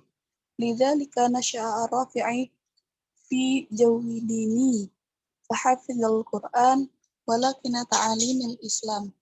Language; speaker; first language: Arabic; non-native, learner; Indonesian